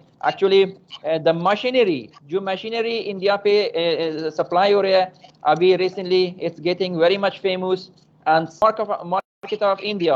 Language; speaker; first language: Hindi; non-native, fluent; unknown